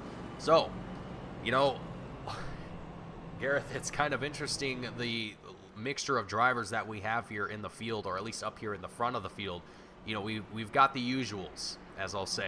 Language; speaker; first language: English; native; English